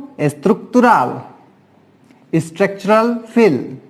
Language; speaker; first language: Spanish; non-native, learner; Hindi